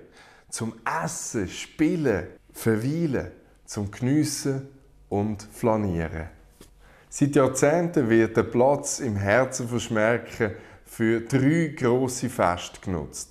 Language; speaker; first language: German; native; German